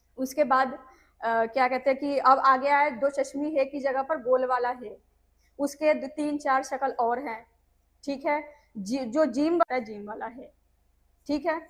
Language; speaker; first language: Hindi; non-native, local second language; Punjabi